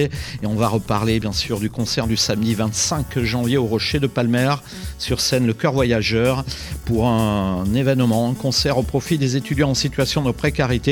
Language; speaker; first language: French; native; French